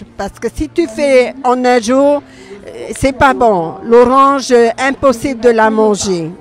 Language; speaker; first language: French; non-native, local second language; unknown